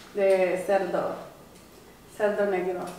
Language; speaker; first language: Spanish; non-native, learner; Filipino